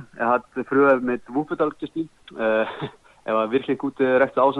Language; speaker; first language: German; non-native, learner; Icelandic